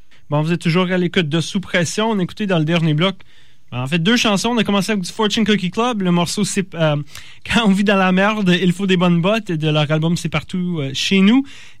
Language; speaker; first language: French; native; French